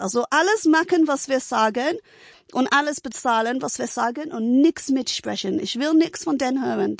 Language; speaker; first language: German; non-native, fluent; English